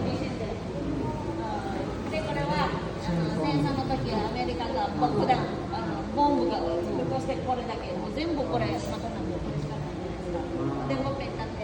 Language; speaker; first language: Japanese; non-native, fluent; Filipino